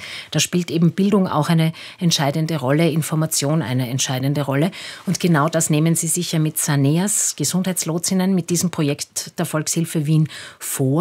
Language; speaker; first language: German; native; German